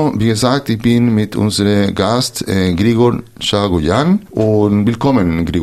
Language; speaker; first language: German; non-native, fluent; Spanish